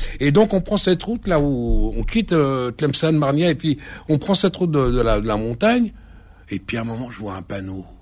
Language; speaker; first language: French; early bilingual, other home language; Arabic